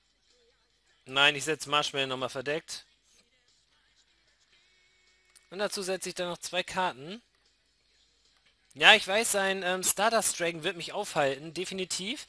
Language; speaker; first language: German; native; German